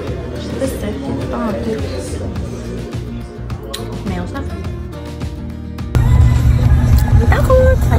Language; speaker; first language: French; native; French